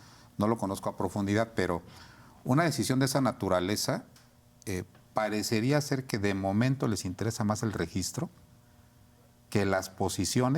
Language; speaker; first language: Spanish; native; Spanish